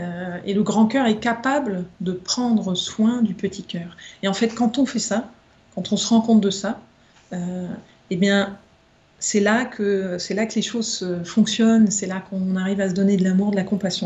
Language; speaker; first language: French; native; French